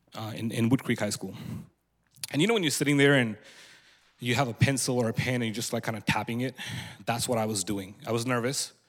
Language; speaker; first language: English; non-native, local second language; Punjabi